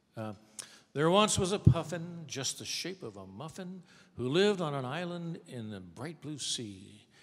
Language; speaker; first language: English; native; English